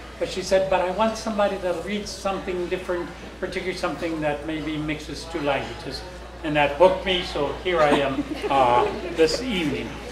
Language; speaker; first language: English; early bilingual, other home language; Spanish